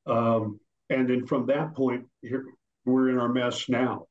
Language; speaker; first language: English; native; English